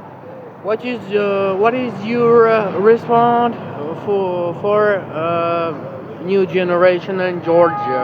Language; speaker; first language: English; non-native, learner; Georgian